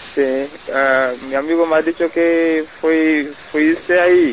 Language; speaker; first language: Spanish; non-native, learner; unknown